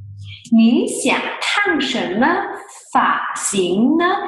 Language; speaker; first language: Chinese; non-native, fluent; Thai